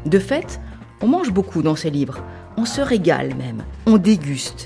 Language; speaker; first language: French; native; French